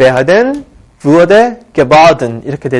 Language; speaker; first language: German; non-native, fluent; Korean